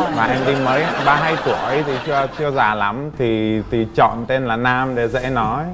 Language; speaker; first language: Vietnamese; non-native, fluent; Czech